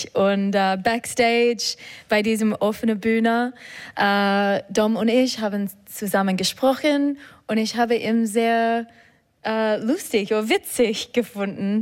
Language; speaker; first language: German; non-native, learner; English